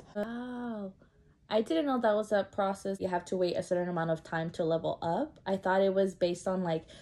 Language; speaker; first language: English; early bilingual, other home language; Spanish